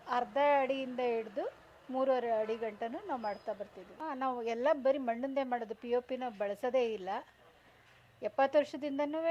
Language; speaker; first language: Kannada; native; Kannada